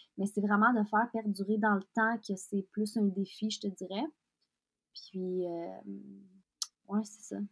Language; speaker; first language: French; early bilingual, other home language; Russian